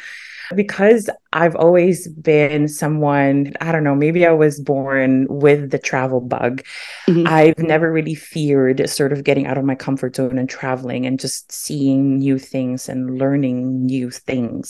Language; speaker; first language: English; non-native, local second language; German